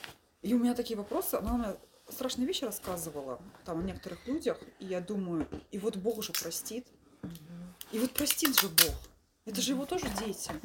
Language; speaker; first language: Russian; native; Russian